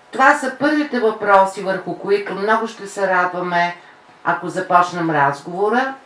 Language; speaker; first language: Bulgarian; native; Bulgarian